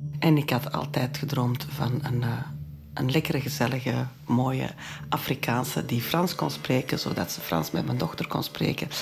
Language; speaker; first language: Dutch; non-native, local second language; French